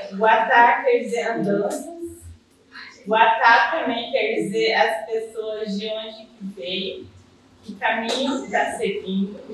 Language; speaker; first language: Portuguese; non-native, local second language; Guarani